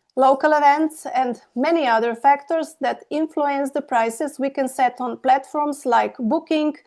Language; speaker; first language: English; non-native, fluent; Slovenian